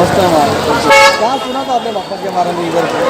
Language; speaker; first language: Hindi; native; Hindi